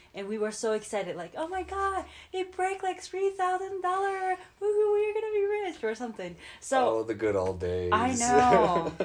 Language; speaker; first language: English; non-native, fluent; Japanese